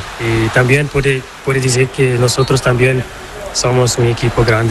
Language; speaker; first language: Spanish; non-native, learner; Portuguese